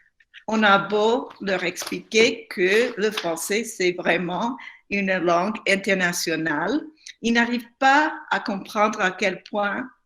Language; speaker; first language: French; non-native, fluent; English